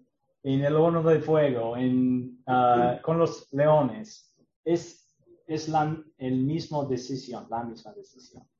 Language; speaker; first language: Spanish; non-native, learner; English